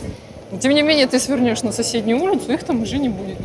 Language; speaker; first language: Russian; native; Russian